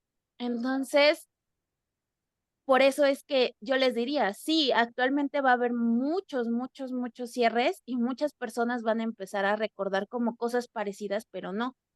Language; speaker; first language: Spanish; native; Spanish